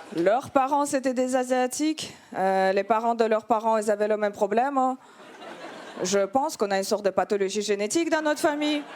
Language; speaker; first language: French; non-native, fluent; Russian